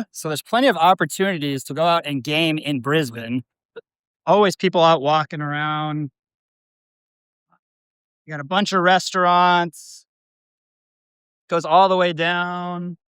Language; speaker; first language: English; native; English